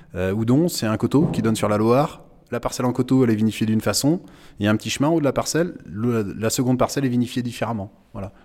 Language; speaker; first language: French; native; French